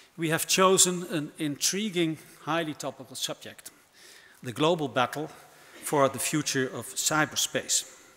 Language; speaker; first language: English; non-native, fluent; Dutch